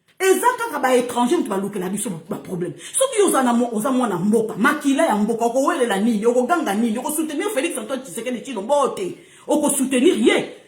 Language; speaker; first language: Lingala; native; Lingala